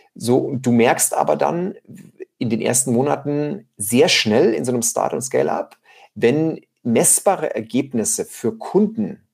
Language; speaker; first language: German; native; German